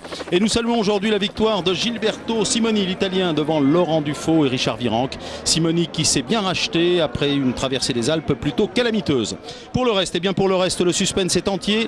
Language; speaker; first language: French; native; French